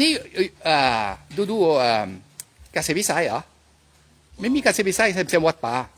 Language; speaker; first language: Thai; non-native, learner; French